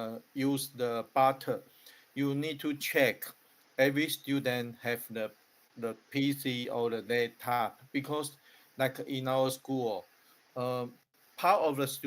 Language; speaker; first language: English; non-native, learner; Chinese